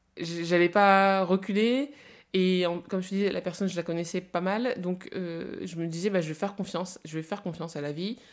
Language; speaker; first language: French; native; French